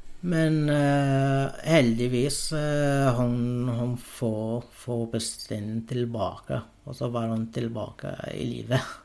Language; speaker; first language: Norwegian; non-native, fluent; Arabic